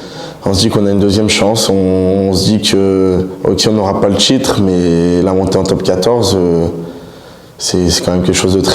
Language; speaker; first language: French; native; French